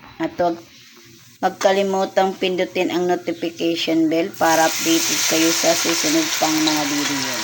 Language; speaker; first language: Filipino; non-native, local second language; Waray